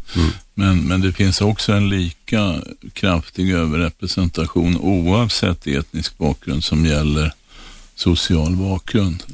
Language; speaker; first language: Swedish; native; Swedish